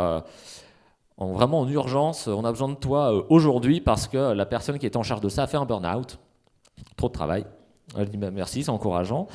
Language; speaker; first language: French; native; French